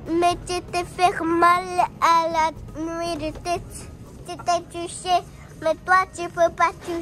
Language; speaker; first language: French; early bilingual, heritage; French